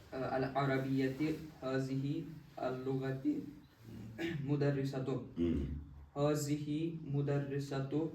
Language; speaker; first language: Arabic; non-native, learner; Kashmiri